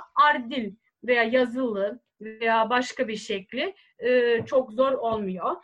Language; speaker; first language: Turkish; non-native, fluent; Serbian